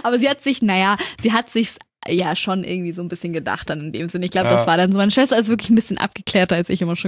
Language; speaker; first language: German; native; German